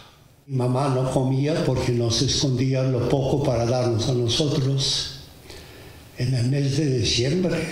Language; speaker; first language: Spanish; non-native, fluent; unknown